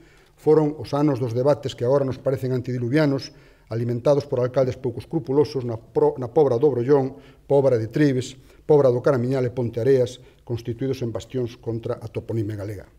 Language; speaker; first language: Galician; native; Galician